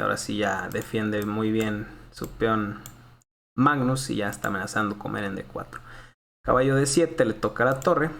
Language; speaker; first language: Spanish; native; Spanish